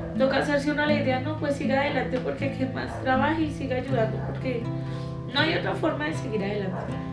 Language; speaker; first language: Spanish; native; Spanish